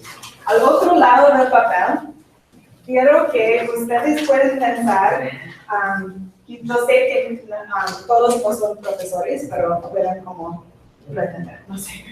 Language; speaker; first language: Spanish; non-native, fluent; English